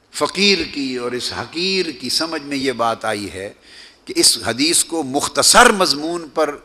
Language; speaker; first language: Urdu; native; Urdu